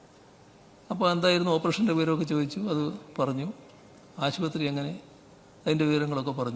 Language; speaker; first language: Malayalam; native; Malayalam